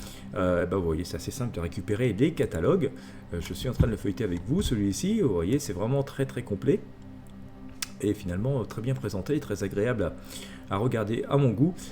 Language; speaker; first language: French; native; French